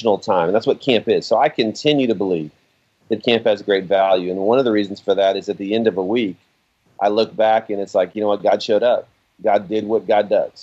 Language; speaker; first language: English; native; English